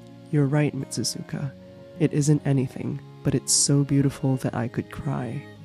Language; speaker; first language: English; non-native, local second language; Cantonese